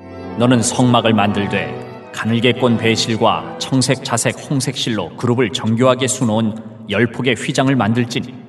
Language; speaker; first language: Korean; native; Korean